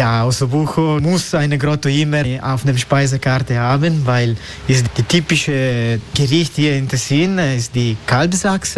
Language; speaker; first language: German; non-native, learner; Italian